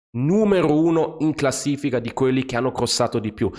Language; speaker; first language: Italian; non-native, fluent; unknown